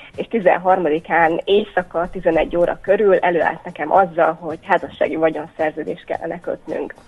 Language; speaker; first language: Hungarian; native; Hungarian